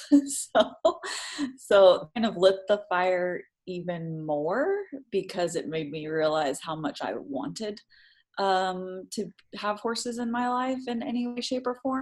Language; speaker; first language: English; native; English